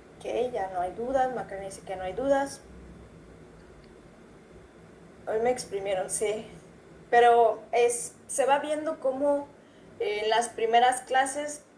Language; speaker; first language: Spanish; native; Spanish